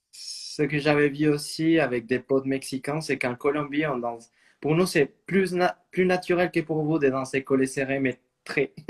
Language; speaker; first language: French; non-native, fluent; Spanish